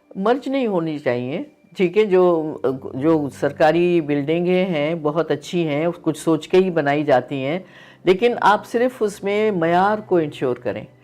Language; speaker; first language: Urdu; non-native, local second language; Sindhi